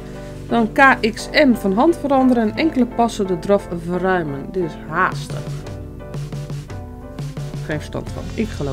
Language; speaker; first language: Dutch; native; Dutch